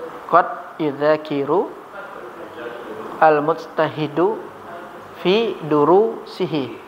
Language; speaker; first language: Arabic; non-native, fluent; Indonesian